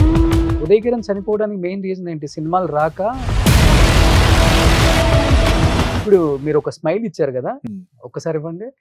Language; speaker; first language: Telugu; native; Telugu